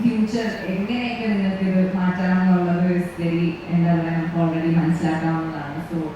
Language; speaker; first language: Malayalam; native; Malayalam